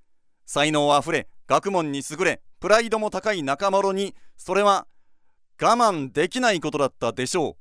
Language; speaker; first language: Japanese; native; Japanese